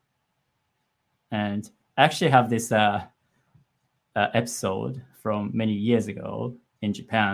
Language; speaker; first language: English; non-native, fluent; Japanese